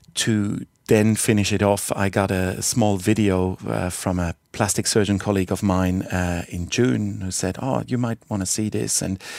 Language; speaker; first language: English; non-native, fluent; Swiss German